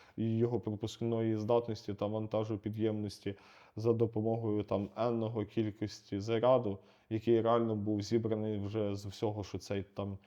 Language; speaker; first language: Ukrainian; non-native, local second language; Russian